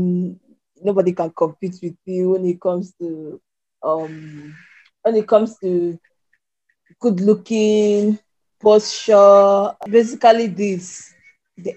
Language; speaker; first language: English; non-native, local second language; Igbo